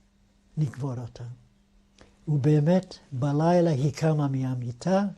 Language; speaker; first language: Hebrew; non-native, fluent; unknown